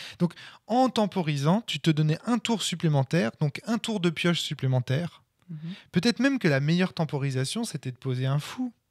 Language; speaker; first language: French; native; French